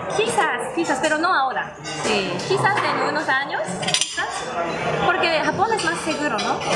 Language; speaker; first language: Spanish; non-native, learner; Japanese